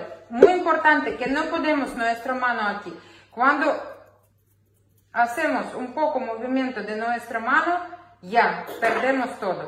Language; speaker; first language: Spanish; non-native, learner; Ukrainian